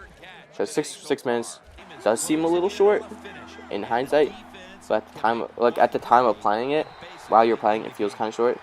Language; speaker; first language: English; native; English